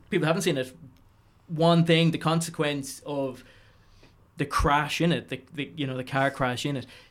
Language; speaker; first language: English; native; English